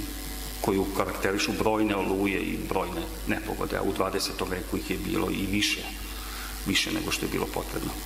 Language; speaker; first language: Serbian; native; Serbian